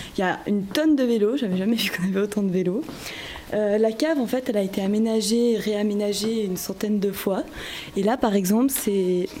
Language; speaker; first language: French; native; French